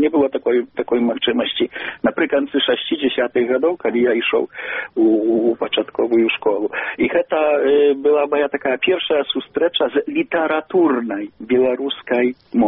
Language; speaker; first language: Belarusian; non-native, local second language; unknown